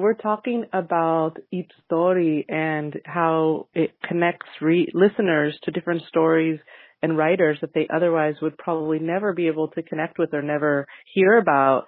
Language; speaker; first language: English; early bilingual, other home language; Spanish